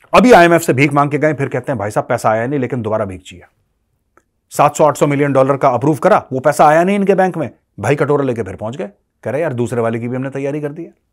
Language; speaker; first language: Hindi; native; Hindi